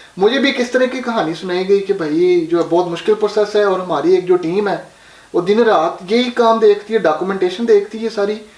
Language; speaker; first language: Urdu; non-native, local second language; Punjabi